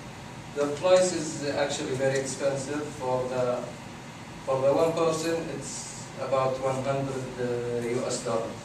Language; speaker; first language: English; non-native, fluent; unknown